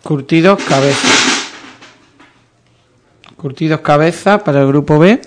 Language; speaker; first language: Spanish; native; Spanish